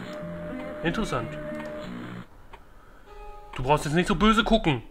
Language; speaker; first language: German; native; German